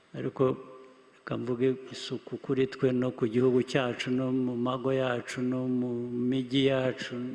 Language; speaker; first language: Kinyarwanda; early bilingual, heritage; Kinyarwanda